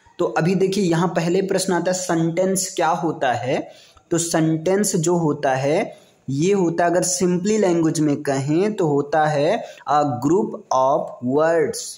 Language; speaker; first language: Hindi; native; Hindi